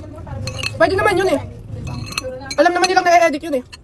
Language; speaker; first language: Filipino; native; Filipino